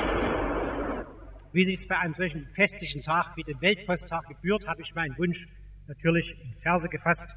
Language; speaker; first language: German; native; German